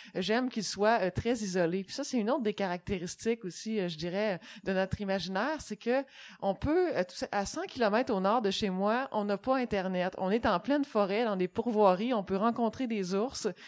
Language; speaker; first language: French; native; French